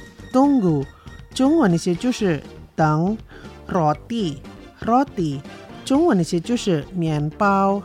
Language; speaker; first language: Chinese; early bilingual, heritage; Chinese